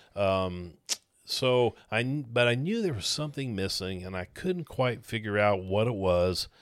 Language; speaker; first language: English; native; English